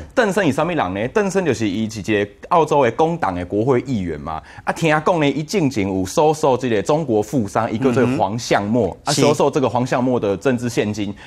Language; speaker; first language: Chinese; native; Chinese